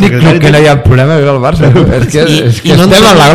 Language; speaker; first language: Catalan; native; Catalan